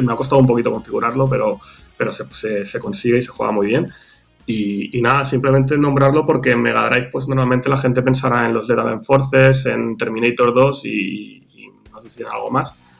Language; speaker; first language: Spanish; native; Spanish